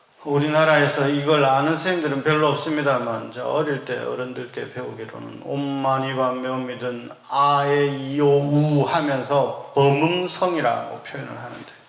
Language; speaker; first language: Korean; native; Korean